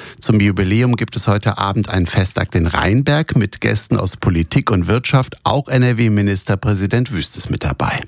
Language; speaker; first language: German; native; German